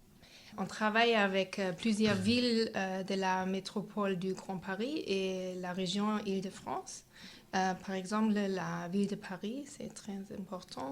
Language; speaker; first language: French; non-native, fluent; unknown